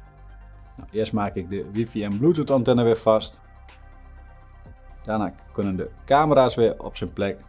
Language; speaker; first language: Dutch; native; Dutch